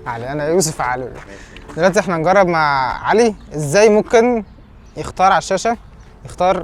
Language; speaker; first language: Arabic; native; Arabic